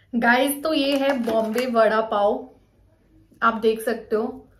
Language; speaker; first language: Hindi; native; Hindi